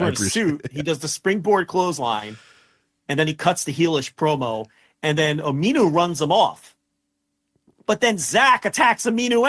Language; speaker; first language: English; native; English